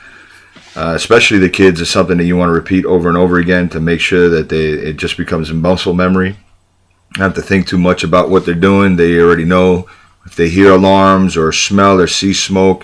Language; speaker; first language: English; native; English